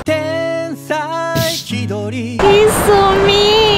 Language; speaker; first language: English; non-native, learner; Japanese